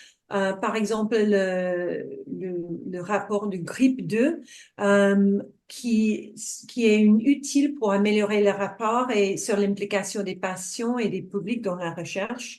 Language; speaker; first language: French; non-native, fluent; English